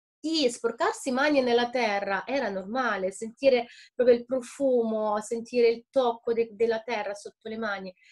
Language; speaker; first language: Italian; non-native, fluent; Ukrainian